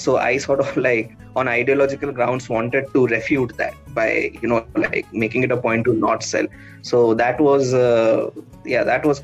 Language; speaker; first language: English; non-native, local second language; Odia